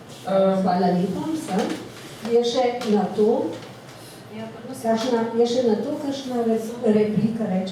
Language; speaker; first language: Slovenian; native; Slovenian